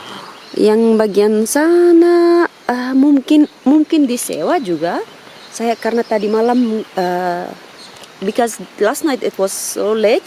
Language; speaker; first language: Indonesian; non-native, learner; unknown